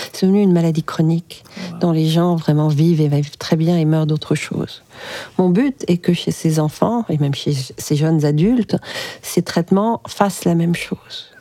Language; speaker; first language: French; early bilingual, other home language; Arabic